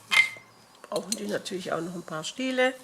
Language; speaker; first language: German; native; German